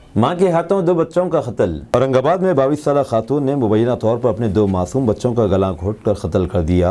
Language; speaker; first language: Urdu; native; Urdu